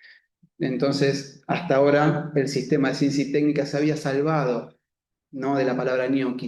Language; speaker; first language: Spanish; native; Spanish